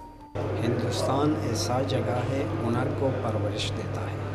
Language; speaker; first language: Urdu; non-native, learner; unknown